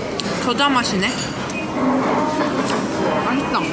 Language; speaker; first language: Korean; native; Korean